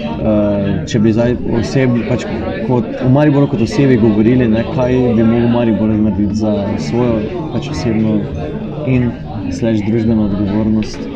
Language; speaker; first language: Slovenian; native; Slovenian